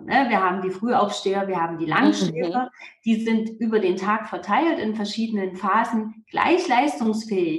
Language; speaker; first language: German; native; German